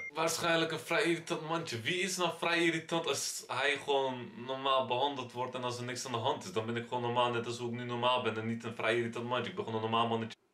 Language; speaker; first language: Dutch; early bilingual, other home language; Turkish